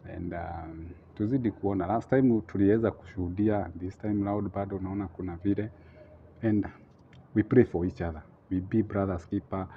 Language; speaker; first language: Swahili; native; Swahili